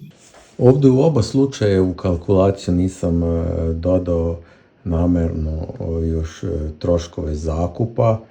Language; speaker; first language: Croatian; native; Croatian